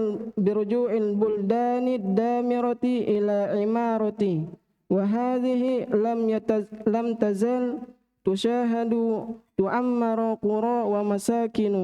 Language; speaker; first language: Arabic; non-native, learner; Indonesian